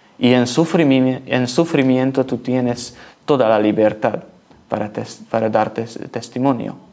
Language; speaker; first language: Spanish; non-native, learner; Hungarian